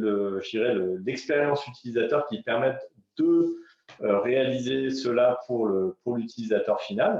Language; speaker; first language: French; native; French